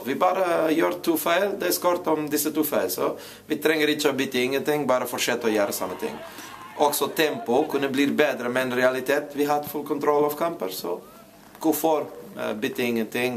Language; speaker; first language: Norwegian; non-native, fluent; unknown